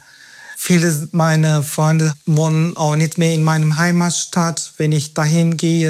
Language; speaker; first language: German; non-native, fluent; Turkish